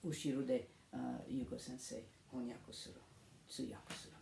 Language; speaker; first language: Japanese; non-native, learner; English